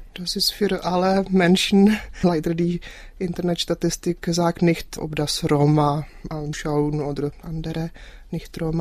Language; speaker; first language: German; non-native, fluent; Czech